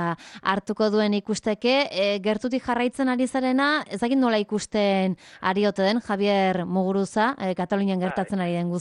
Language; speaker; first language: Basque; native; Basque